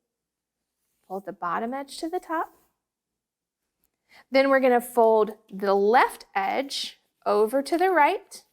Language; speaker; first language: English; native; English